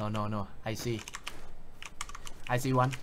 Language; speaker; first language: English; non-native, learner; Thai